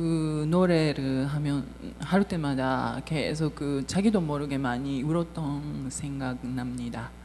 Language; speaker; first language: Korean; non-native, fluent; Japanese